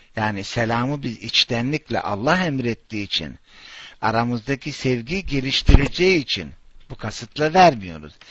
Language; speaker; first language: Turkish; non-native, fluent; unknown